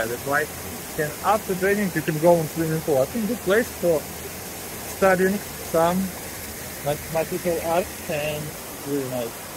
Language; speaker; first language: English; non-native, learner; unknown